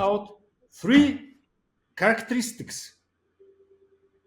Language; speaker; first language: English; non-native, learner; Mongolian